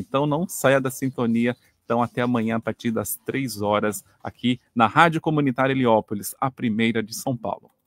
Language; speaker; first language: Portuguese; native; Portuguese